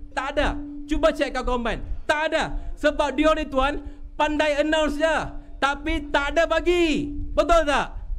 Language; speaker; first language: Malay; non-native, local second language; Tamil